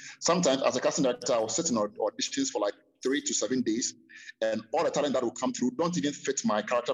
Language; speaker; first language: English; non-native, local second language; Akan